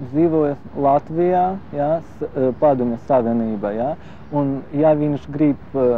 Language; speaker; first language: Latvian; non-native, local second language; Russian